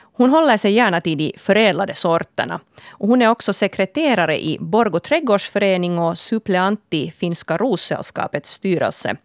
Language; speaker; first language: Swedish; native; Swedish